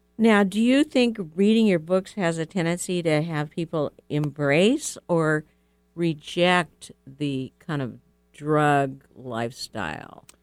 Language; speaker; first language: English; native; English